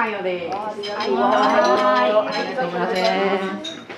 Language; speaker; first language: Japanese; non-native, fluent; Chinese